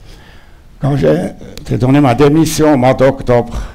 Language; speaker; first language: French; non-native, local second language; German